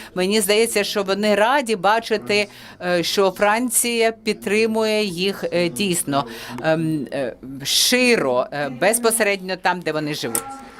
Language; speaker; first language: Ukrainian; non-native, fluent; French